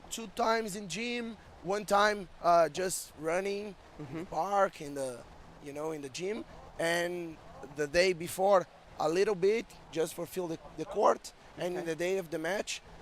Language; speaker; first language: English; non-native, fluent; Portuguese